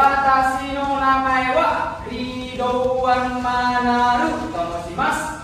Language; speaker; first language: Japanese; non-native, learner; Indonesian